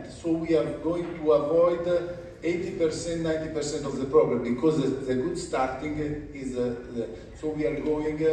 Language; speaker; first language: English; non-native, learner; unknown